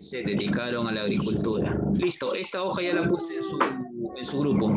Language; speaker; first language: Spanish; native; Spanish